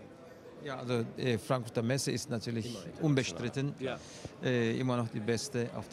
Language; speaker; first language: German; non-native, fluent; Turkish